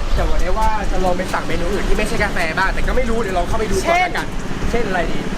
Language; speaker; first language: Thai; native; Thai